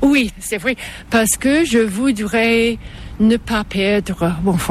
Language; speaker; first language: French; non-native, fluent; English